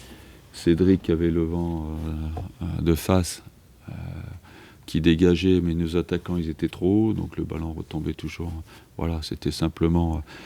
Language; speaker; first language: French; native; French